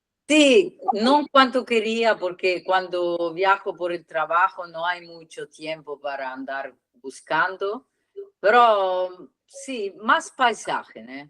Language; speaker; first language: Spanish; non-native, learner; Italian